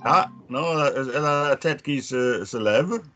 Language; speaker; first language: French; non-native, fluent; English